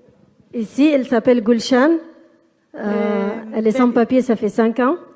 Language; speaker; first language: French; non-native, fluent; Kurdish